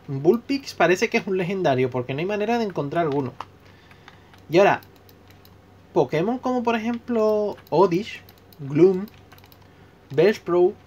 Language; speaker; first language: Spanish; native; Spanish